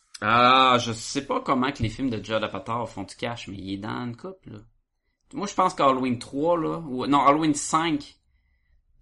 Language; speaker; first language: French; native; French